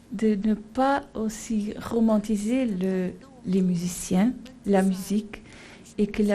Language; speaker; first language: French; non-native, fluent; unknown